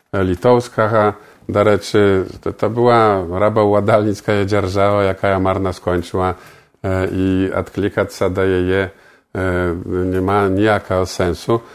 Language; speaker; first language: Polish; non-native, local second language; Belarusian